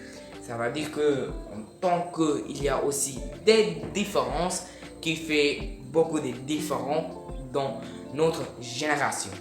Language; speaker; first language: French; non-native, learner; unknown